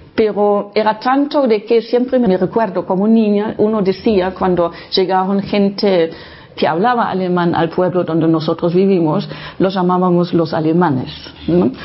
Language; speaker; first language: Spanish; non-native, fluent; Low German